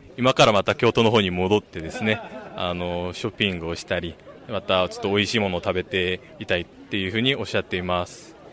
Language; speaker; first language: Japanese; non-native, fluent; Korean